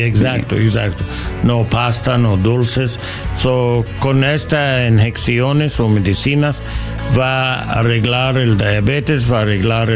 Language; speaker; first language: Spanish; non-native, learner; English